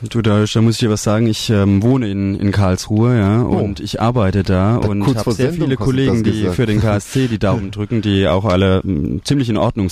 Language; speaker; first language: German; native; German